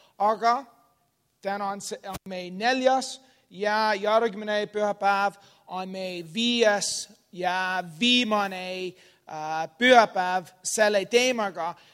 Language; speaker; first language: Estonian; non-native, learner; English